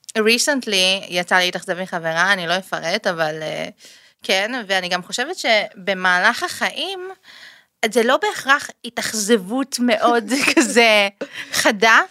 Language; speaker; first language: Hebrew; early bilingual, other home language; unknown